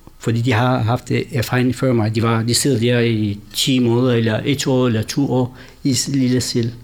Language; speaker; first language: Danish; non-native, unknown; Kurdish